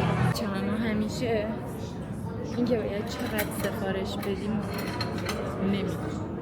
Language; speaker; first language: Persian; native; Persian